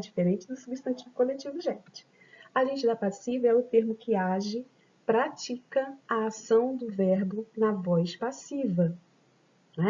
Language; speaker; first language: Portuguese; native; Portuguese